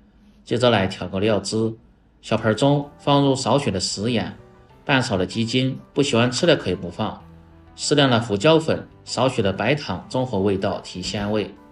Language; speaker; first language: Chinese; native; Chinese